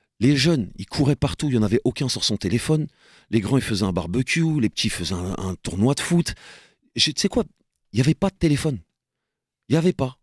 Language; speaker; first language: French; native; French